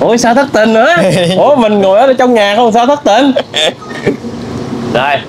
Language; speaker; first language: Vietnamese; native; Vietnamese